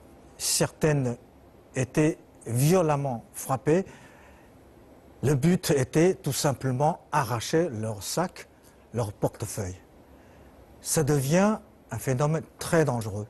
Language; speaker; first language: French; non-native, fluent; Chinese